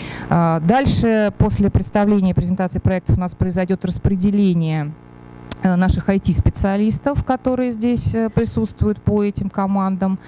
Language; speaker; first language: Russian; native; Russian